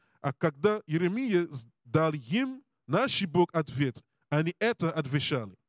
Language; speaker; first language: Russian; non-native, learner; English